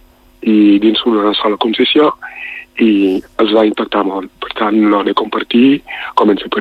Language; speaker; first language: Catalan; non-native, fluent; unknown